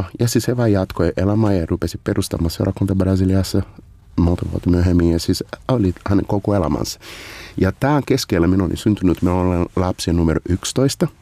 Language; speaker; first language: Finnish; non-native, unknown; Portuguese